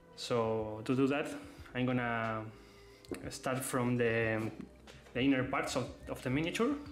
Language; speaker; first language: English; non-native, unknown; Spanish